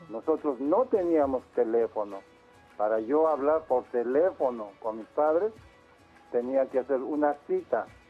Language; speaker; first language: Spanish; native; Spanish